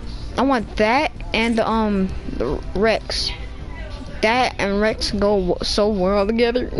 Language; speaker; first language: English; native; English